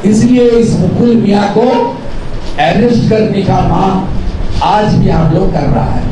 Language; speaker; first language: Hindi; non-native, local second language; Bangla